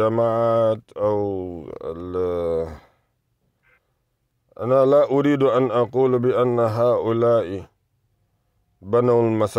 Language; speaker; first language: Arabic; non-native, fluent; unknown